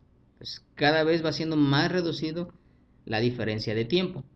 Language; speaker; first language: Spanish; native; Spanish